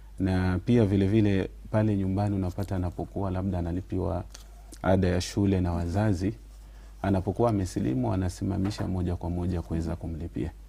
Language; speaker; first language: Swahili; non-native, local second language; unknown